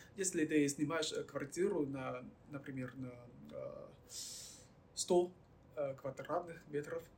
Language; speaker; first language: Russian; non-native, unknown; Chinese